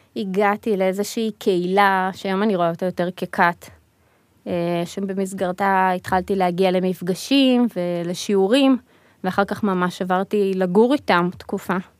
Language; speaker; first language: Hebrew; early bilingual, other home language; Russian